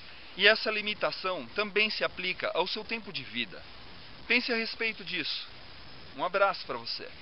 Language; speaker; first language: Portuguese; native; Portuguese